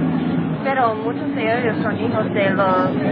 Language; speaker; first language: Spanish; non-native, learner; English